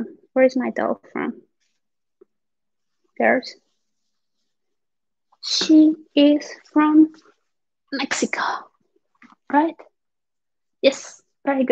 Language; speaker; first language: English; non-native, fluent; Spanish